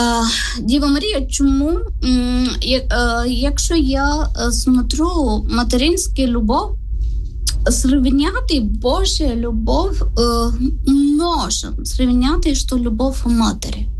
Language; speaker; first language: Ukrainian; non-native, learner; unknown